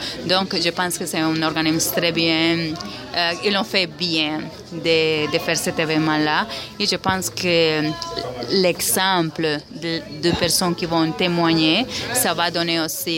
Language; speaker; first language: French; non-native, fluent; Spanish